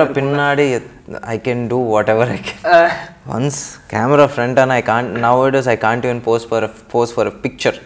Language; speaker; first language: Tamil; non-native, local second language; Telugu